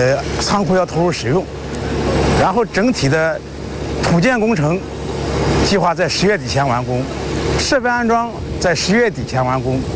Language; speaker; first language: Chinese; native; Chinese